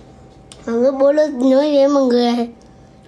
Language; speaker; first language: Vietnamese; non-native, learner; Portuguese